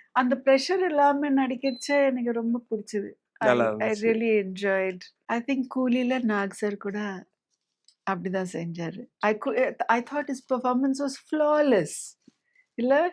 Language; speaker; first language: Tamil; non-native, local second language; English